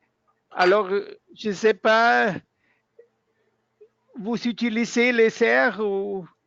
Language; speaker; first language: French; non-native, learner; German